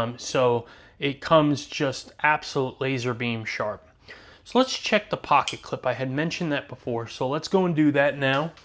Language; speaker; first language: English; native; English